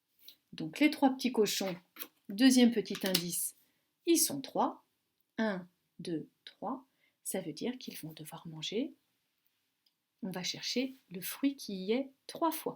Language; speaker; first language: French; native; French